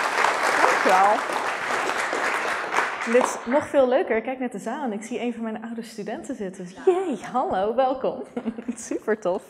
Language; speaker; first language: Dutch; native; Dutch